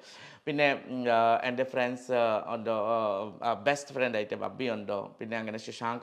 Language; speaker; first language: Malayalam; non-native, learner; Assamese